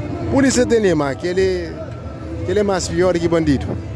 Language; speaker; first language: Portuguese; non-native, local second language; Kabuverdianu